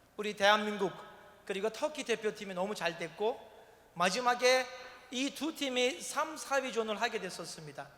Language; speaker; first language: Korean; non-native, fluent; Turkish